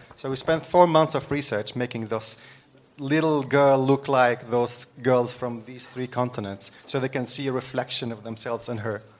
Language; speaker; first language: English; non-native, fluent; Arabic